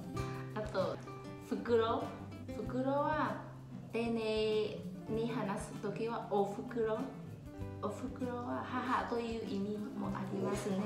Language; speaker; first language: Japanese; non-native, learner; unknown